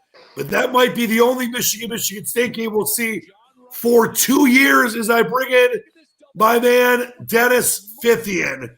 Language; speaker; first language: English; native; English